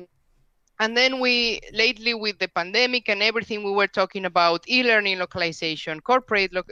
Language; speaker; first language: English; non-native, fluent; Spanish